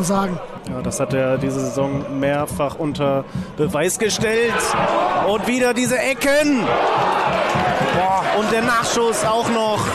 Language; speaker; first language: German; native; German